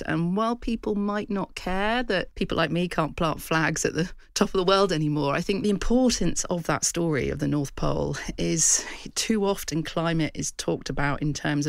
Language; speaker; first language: English; native; English